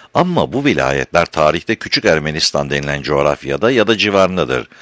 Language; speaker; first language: Turkish; native; Turkish